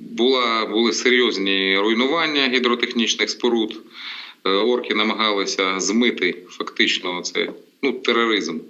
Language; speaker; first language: Ukrainian; non-native, local second language; Russian